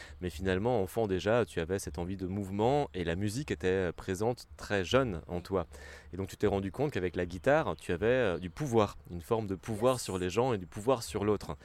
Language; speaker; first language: French; native; French